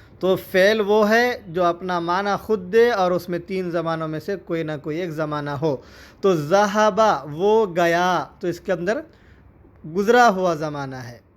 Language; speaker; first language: Urdu; native; Urdu